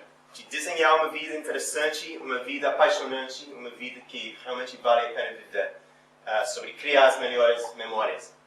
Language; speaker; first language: Portuguese; non-native, fluent; English